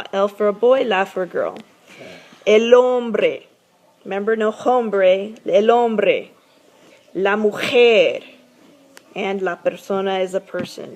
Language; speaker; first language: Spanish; non-native, fluent; English